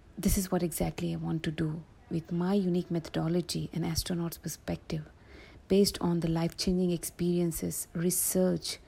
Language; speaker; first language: English; non-native, local second language; Telugu